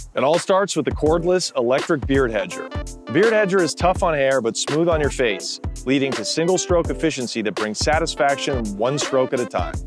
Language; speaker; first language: English; native; English